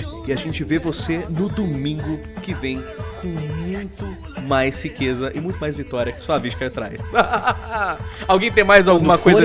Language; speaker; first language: Portuguese; native; Portuguese